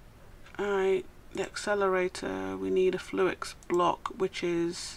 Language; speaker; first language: English; native; English